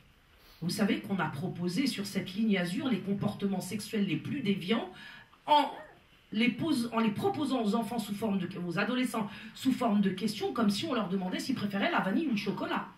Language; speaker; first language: French; native; French